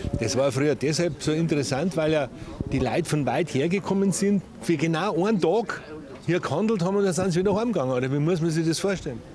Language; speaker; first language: German; native; German